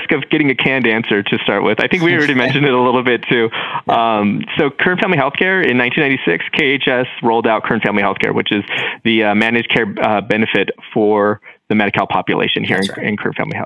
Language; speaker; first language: English; native; English